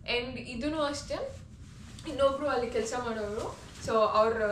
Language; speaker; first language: English; non-native, local second language; Kannada